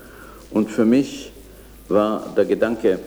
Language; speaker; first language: German; native; German